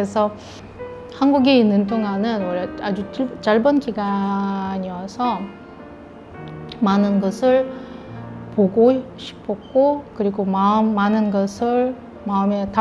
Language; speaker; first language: Korean; non-native, fluent; Russian